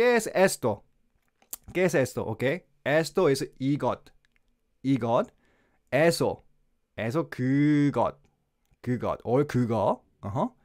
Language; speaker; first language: Spanish; non-native, learner; Korean